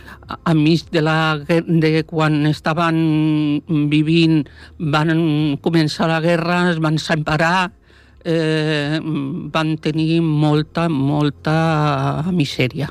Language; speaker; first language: Catalan; non-native, local second language; Spanish